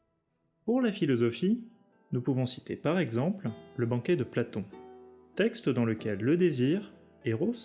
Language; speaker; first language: French; native; French